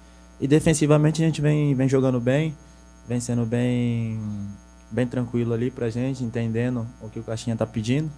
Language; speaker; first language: Portuguese; native; Portuguese